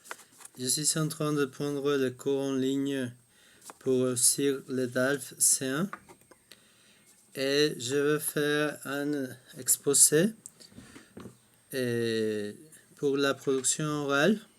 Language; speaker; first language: French; non-native, fluent; Spanish